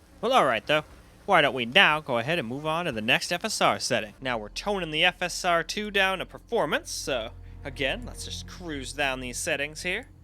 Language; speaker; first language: English; native; English